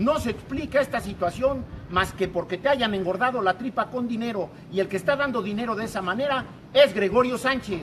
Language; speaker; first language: Spanish; native; Spanish